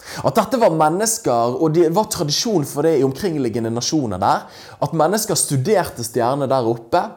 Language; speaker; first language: Norwegian; native; Norwegian